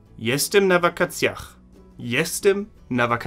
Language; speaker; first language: Polish; non-native, learner; German